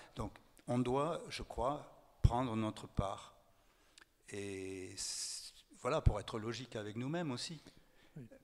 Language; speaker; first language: French; native; French